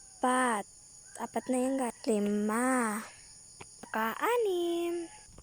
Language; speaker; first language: Filipino; non-native, local second language; Cebuano